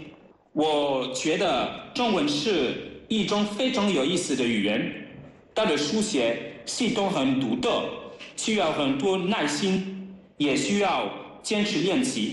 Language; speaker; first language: Chinese; non-native, learner; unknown